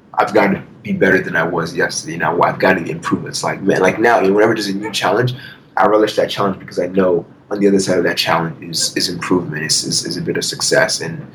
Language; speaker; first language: English; early bilingual, other home language; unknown